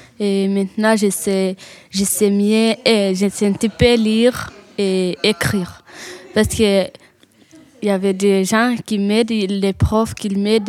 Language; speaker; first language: French; non-native, learner; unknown